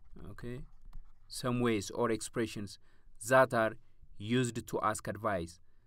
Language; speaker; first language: English; non-native, local second language; Amharic